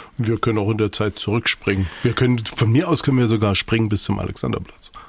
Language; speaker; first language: German; native; German